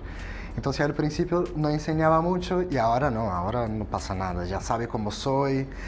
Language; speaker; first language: Spanish; non-native, fluent; Portuguese